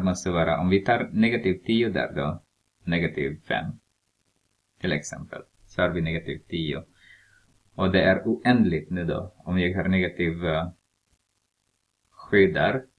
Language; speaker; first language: Swedish; non-native, fluent; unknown